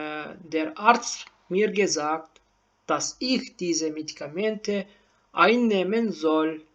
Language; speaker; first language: German; non-native, learner; Turkmen